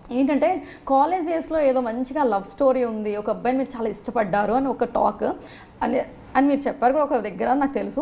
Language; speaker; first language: Telugu; native; Telugu